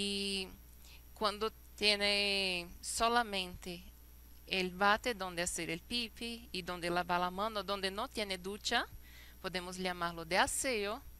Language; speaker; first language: Spanish; non-native, fluent; Portuguese